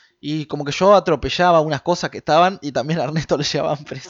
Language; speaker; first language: Spanish; native; Spanish